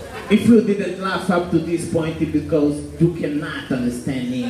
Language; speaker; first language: English; non-native, learner; Portuguese